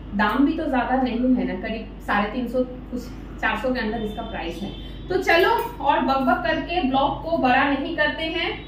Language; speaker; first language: Hindi; non-native, local second language; Bangla